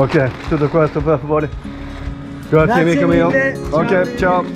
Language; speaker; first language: Italian; early bilingual, heritage; English